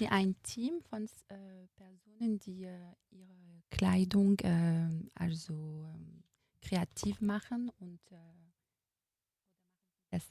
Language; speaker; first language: German; non-native, fluent; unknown